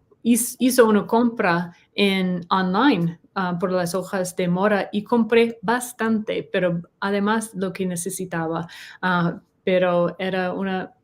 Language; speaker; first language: Spanish; non-native, learner; English